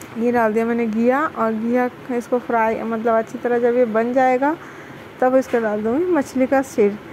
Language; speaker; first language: Hindi; non-native, local second language; Bangla